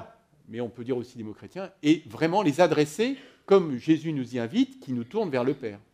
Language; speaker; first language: French; native; French